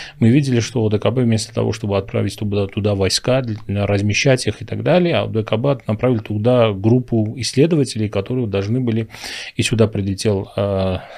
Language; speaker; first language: Russian; non-native, local second language; Armenian